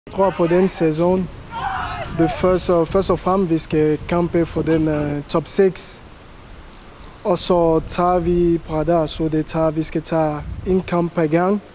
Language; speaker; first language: Danish; non-native, learner; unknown